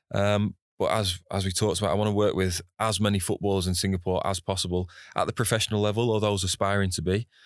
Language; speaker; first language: English; native; English